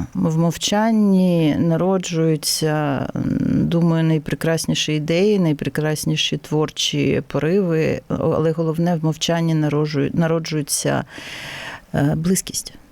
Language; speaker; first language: Ukrainian; non-native, local second language; Russian